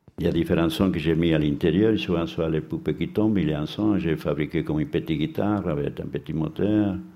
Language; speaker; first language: French; non-native, fluent; Spanish